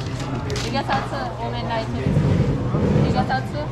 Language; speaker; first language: Chinese; non-native, learner; Filipino